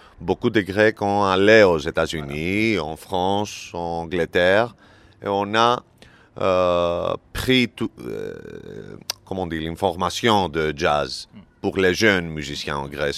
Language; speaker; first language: French; non-native, learner; Greek